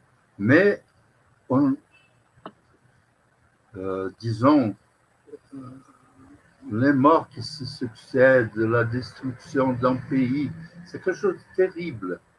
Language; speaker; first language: French; non-native, fluent; Portuguese